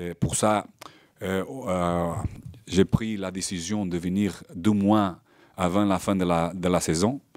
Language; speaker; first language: French; non-native, learner; Portuguese